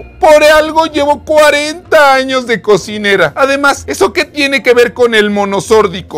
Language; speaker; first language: Spanish; native; Spanish